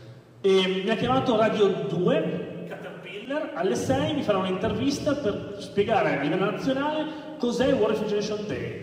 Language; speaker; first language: Italian; native; Italian